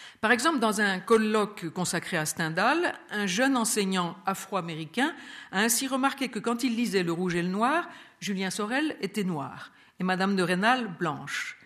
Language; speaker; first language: French; native; French